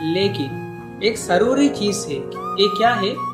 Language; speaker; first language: Hindi; non-native, learner; Sinhala